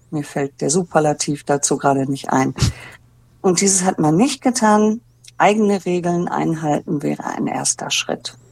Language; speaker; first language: German; native; German